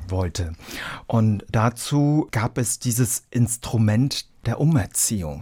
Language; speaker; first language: German; early bilingual, other home language; Vietnamese